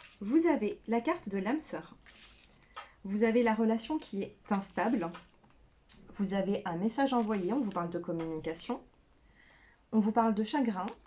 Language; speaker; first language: French; native; French